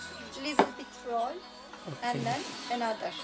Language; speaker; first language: English; non-native, learner; Turkish